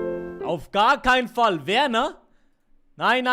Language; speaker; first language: German; native; German